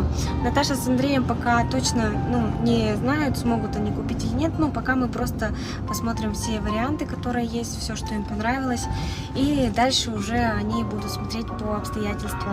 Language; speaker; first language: Russian; native; Russian